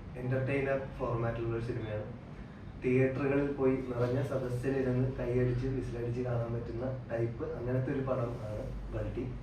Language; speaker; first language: Malayalam; native; Malayalam